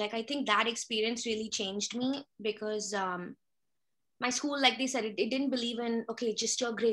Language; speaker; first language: English; non-native, local second language; Hindi